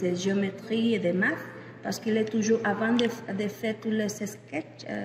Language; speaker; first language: French; non-native, learner; Spanish